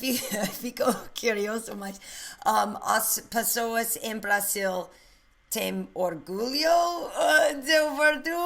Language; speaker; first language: Portuguese; non-native, learner; English